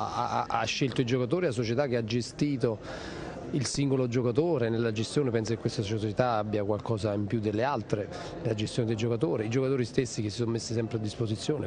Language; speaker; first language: Italian; native; Italian